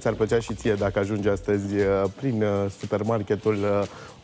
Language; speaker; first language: Romanian; native; Romanian